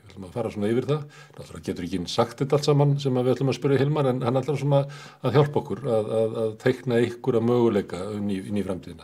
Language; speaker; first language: Icelandic; native; Icelandic